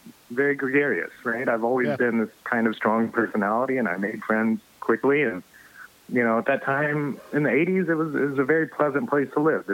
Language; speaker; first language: English; native; English